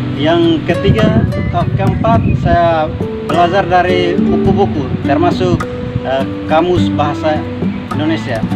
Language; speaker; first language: Indonesian; non-native, fluent; Tetum